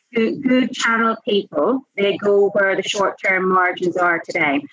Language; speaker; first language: English; native; English